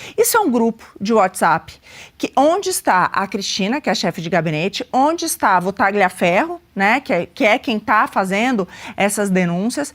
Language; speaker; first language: Portuguese; native; Portuguese